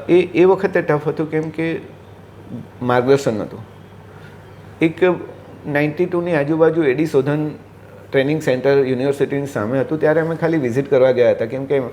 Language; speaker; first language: Gujarati; native; Gujarati